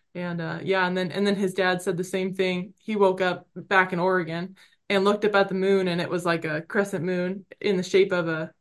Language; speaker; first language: English; native; English